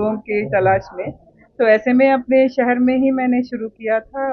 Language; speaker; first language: Hindi; non-native, fluent; Sinhala